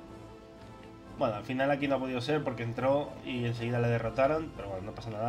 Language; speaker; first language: Spanish; native; Spanish